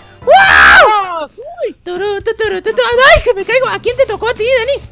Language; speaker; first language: Spanish; native; Spanish